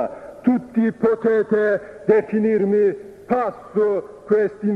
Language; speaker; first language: Italian; non-native, fluent; Turkish